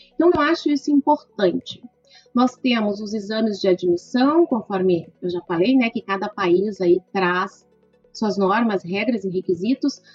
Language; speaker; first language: Portuguese; native; Portuguese